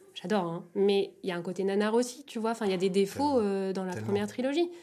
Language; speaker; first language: French; native; French